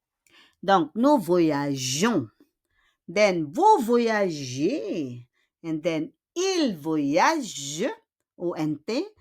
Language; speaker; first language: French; non-native, fluent; Filipino